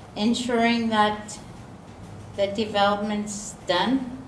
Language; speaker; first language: English; native; English